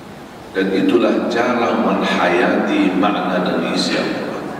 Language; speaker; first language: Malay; non-native, fluent; Arabic